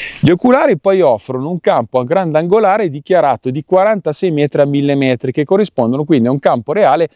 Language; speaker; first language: Italian; native; Italian